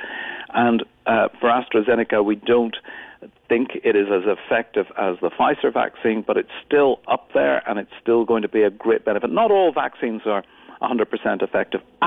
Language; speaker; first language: English; native; English